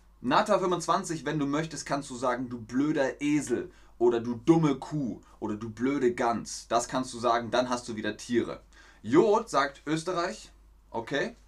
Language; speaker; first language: German; native; German